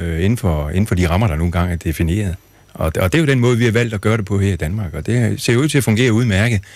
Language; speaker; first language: Danish; native; Danish